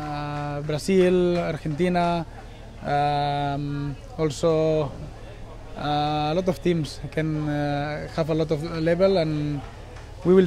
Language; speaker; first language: English; non-native, learner; Spanish